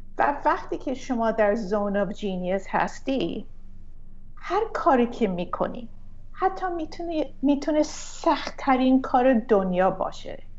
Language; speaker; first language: Persian; early bilingual, heritage; Persian